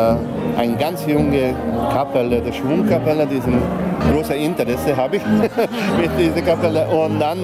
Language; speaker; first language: German; non-native, local second language; Hungarian